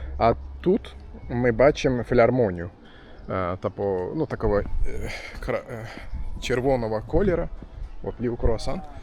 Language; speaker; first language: Ukrainian; non-native, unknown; Turkish